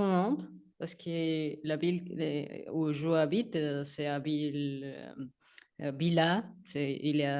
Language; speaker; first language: French; non-native, learner; Spanish